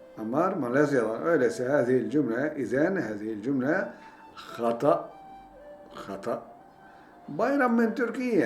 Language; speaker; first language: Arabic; non-native, fluent; Turkish